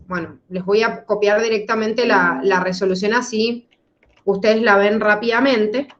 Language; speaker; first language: Spanish; native; Spanish